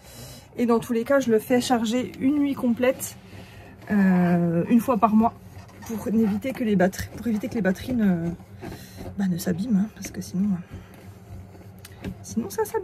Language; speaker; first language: French; native; French